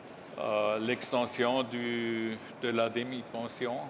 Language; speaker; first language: French; non-native, learner; German